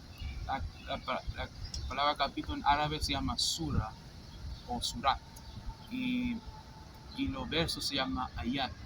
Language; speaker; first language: Spanish; non-native, fluent; English